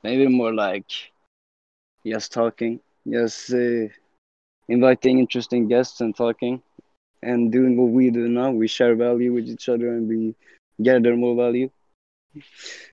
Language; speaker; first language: English; non-native, fluent; Swedish